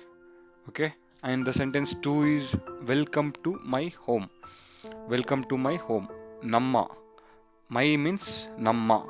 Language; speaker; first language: English; non-native, local second language; Kannada